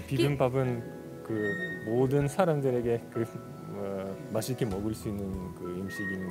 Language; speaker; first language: Korean; non-native, fluent; Russian